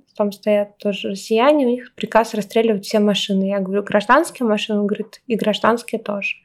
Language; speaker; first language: Russian; native; Russian